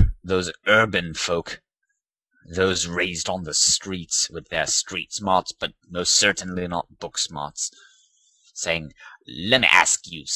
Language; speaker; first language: English; native; English